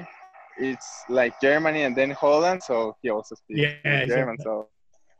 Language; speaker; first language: English; non-native, fluent; Spanish